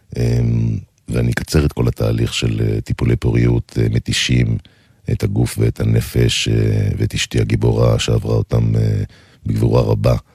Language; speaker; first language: Hebrew; native; Hebrew